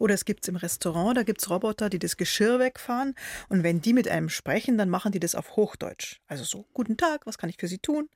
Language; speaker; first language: German; native; German